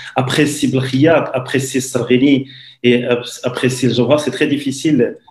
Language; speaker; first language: French; non-native, local second language; Arabic